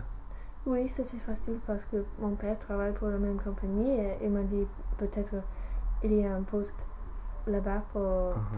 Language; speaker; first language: French; non-native, learner; English